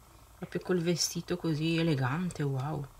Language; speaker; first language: Italian; native; Italian